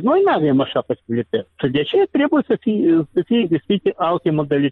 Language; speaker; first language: Romanian; non-native, local second language; Russian